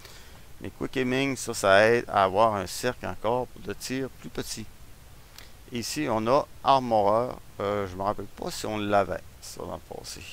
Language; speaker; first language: French; native; French